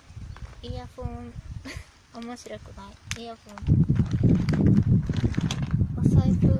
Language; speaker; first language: Japanese; non-native, fluent; German